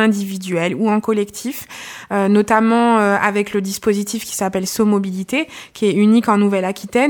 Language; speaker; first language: French; native; French